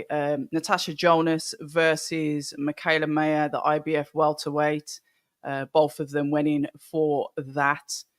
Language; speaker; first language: English; native; English